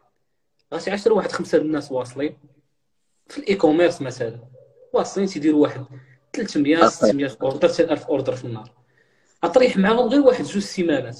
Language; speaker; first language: Arabic; native; Arabic